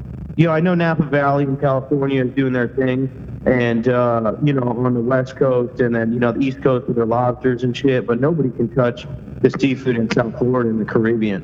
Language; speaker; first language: English; native; English